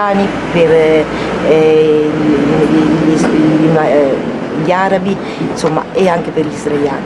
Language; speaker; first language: Italian; native; Italian